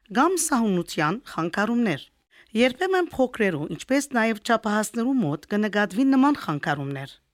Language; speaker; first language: Armenian; early bilingual, heritage; Armenian